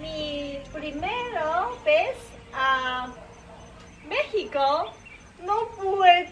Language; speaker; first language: Spanish; non-native, learner; Chinese